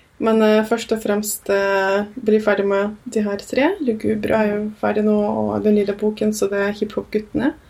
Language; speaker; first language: Norwegian; early bilingual, other home language; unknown